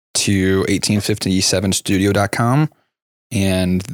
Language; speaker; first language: English; native; English